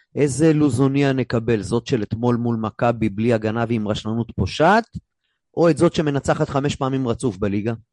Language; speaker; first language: Hebrew; native; Hebrew